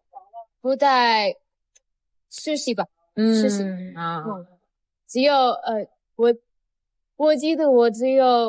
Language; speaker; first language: Chinese; non-native, learner; Indonesian